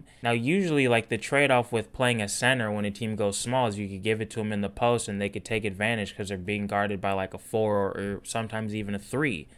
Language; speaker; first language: English; native; English